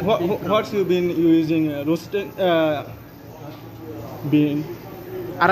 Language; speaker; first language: English; non-native, learner; Bangla